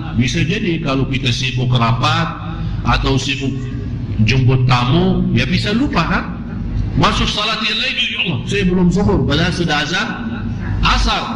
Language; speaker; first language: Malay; non-native, fluent; Arabic